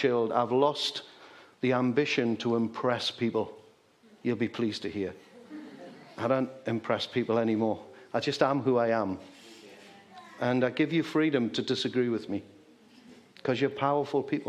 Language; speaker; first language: English; native; English